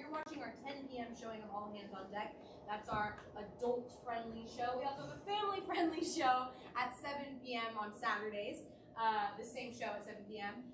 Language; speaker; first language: English; native; English